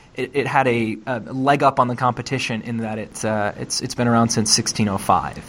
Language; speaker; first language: English; native; English